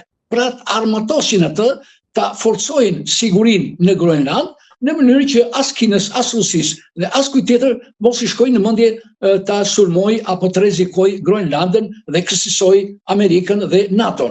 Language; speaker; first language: Albanian; native; Albanian